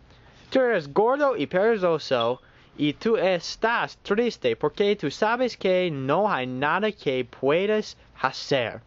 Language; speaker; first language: Spanish; non-native, learner; English